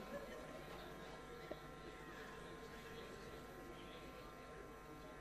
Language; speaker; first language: English; native; English